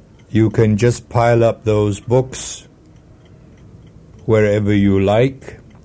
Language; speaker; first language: English; non-native, fluent; Swedish